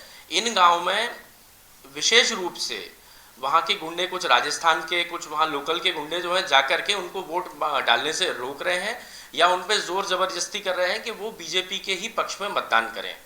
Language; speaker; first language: Hindi; native; Hindi